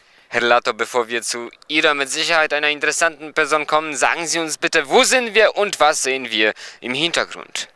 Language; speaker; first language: German; non-native, fluent; Polish